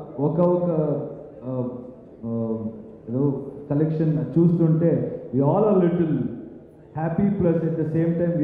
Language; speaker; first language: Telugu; non-native, learner; Kannada